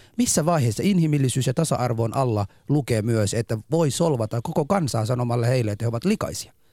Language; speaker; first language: Finnish; non-native, fluent; Somali